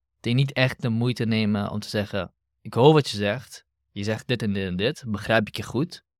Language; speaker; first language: Dutch; early bilingual, other home language; Kurdish